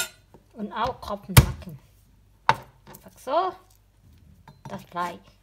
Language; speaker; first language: German; non-native, learner; Thai